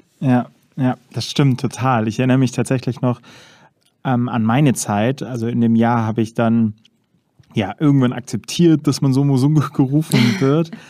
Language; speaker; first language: German; native; German